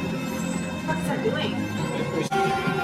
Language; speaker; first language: English; native; English